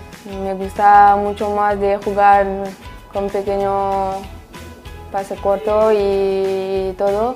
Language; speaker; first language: Spanish; non-native, fluent; French